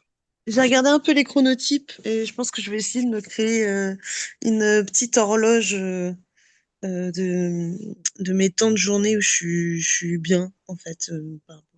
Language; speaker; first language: French; native; French